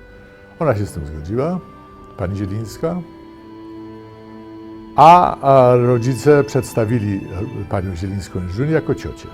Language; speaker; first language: Polish; native; Polish